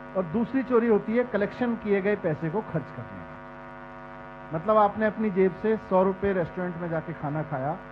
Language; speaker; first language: Hindi; native; Hindi